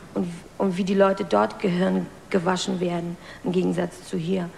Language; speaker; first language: German; native; German